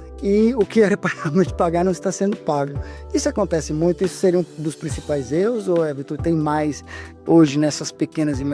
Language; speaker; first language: Portuguese; native; Portuguese